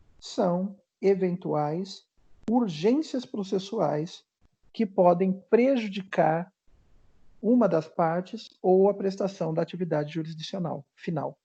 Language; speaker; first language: Portuguese; native; Portuguese